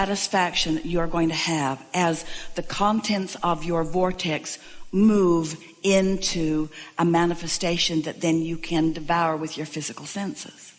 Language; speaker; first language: English; native; English